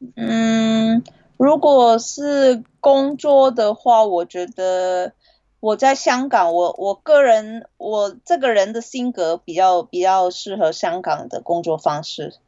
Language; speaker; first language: Chinese; non-native, fluent; Cantonese